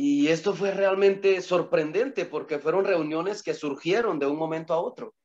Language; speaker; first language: Spanish; native; Spanish